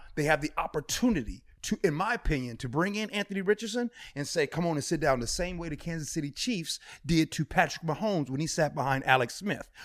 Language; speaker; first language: English; native; English